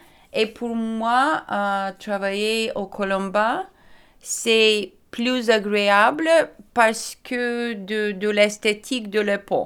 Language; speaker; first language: French; non-native, learner; Lithuanian